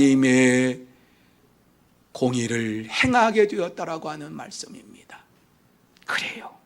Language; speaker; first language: Korean; native; Korean